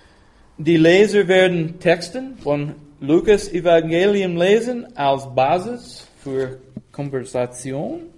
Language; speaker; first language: German; non-native, fluent; English